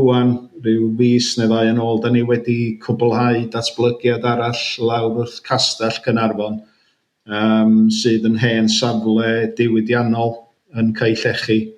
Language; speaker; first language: Welsh; native; Welsh